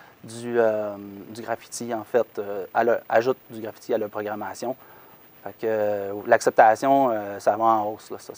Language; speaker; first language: French; native; French